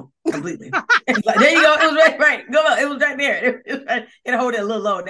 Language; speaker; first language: English; native; English